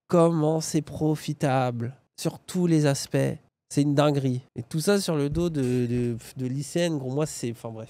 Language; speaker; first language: French; native; French